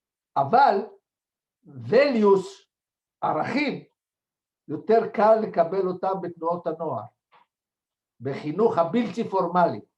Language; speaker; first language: Hebrew; non-native, fluent; French